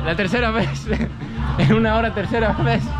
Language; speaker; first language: Spanish; non-native, learner; Greek